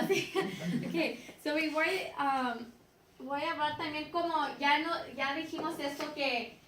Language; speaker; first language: Spanish; early bilingual, heritage; Spanish